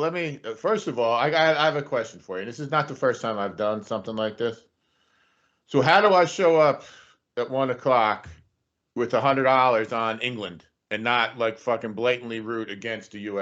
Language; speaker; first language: English; native; English